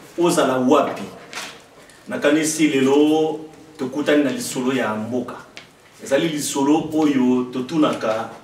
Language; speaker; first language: Lingala; non-native, local second language; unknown